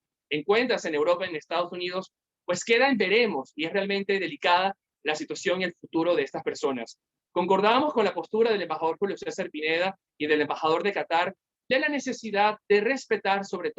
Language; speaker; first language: Spanish; native; Spanish